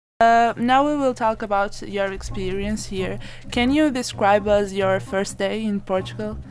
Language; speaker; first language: English; non-native, learner; Polish